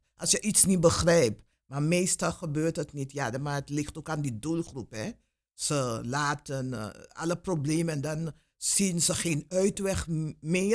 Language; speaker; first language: Dutch; non-native, local second language; Papiamento